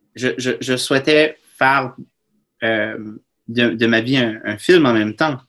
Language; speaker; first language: French; native; French